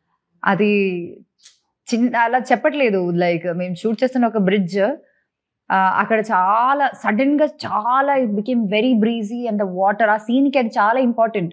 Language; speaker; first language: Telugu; non-native, fluent; Malayalam